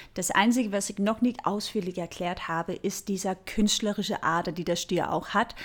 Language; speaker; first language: German; non-native, fluent; Danish